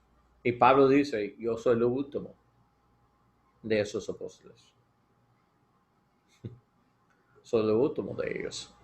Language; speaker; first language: Spanish; non-native, learner; English